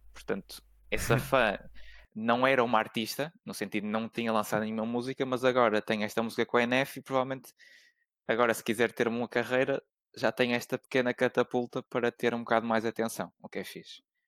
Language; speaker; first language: Portuguese; native; Portuguese